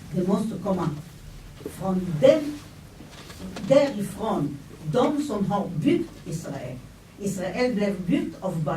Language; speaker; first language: Swedish; non-native, fluent; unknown